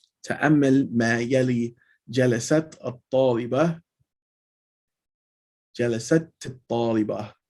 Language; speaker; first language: Arabic; non-native, fluent; English